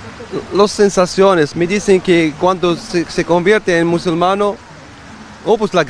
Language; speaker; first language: Spanish; non-native, learner; Arabic